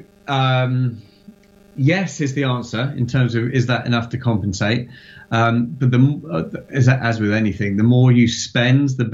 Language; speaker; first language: English; native; English